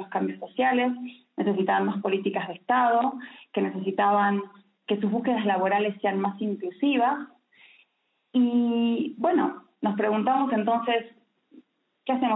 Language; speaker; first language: Spanish; native; Spanish